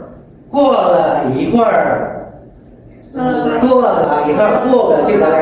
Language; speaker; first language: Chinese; non-native, fluent; Indonesian